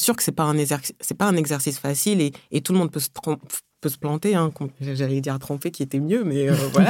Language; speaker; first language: French; early bilingual, other home language; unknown